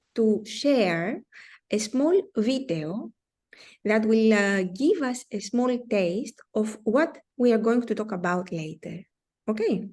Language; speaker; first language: English; non-native, fluent; Greek